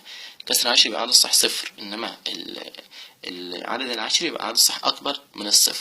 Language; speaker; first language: Arabic; native; Arabic